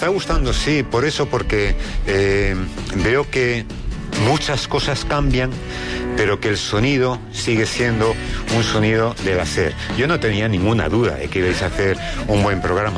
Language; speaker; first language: Spanish; native; Spanish